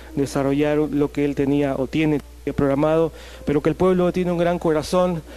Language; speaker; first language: Spanish; native; Spanish